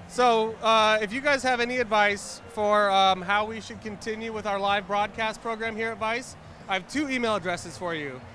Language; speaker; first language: English; native; English